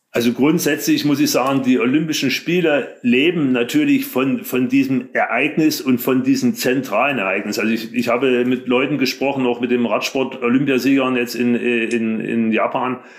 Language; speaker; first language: German; native; German